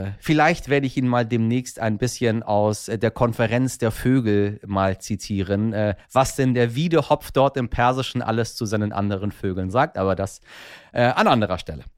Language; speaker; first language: German; early bilingual, other home language; Persian